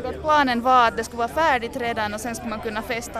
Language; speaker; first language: Swedish; native; Swedish